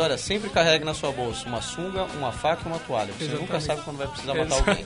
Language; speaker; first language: Portuguese; native; Portuguese